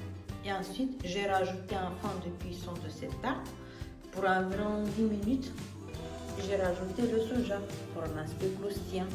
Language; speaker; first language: French; non-native, fluent; Romanian